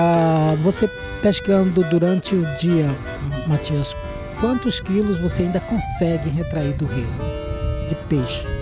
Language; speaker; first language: Portuguese; native; Portuguese